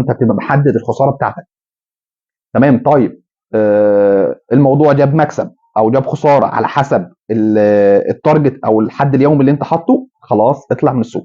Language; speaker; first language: Arabic; native; Arabic